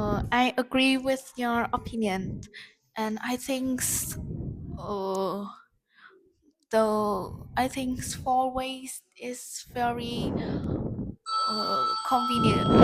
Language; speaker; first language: English; non-native, learner; Vietnamese